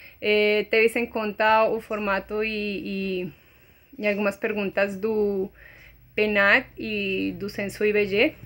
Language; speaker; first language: Portuguese; non-native, fluent; Spanish